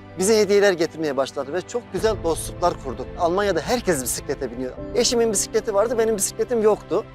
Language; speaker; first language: Turkish; native; Turkish